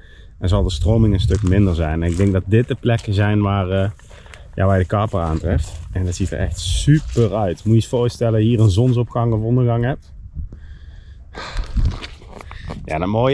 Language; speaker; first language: Dutch; native; Dutch